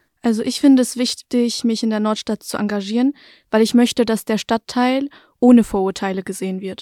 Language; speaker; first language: German; native; German